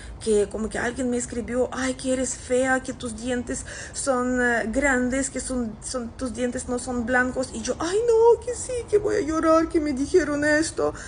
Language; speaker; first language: Spanish; non-native, fluent; Russian